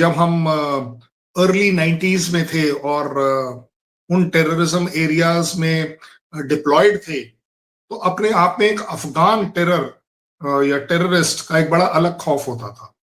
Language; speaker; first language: Hindi; native; Hindi